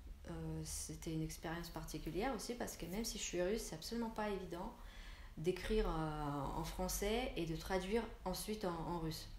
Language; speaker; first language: French; non-native, fluent; Russian